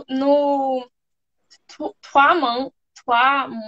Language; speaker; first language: French; non-native, learner; Portuguese